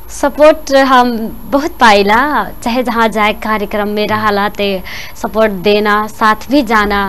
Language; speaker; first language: Bhojpuri; non-native, local second language; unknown